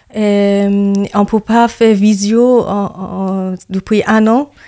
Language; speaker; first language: French; non-native, learner; Persian